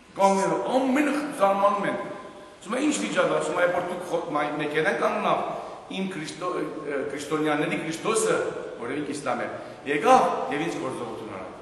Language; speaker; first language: Armenian; early bilingual, heritage; Armenian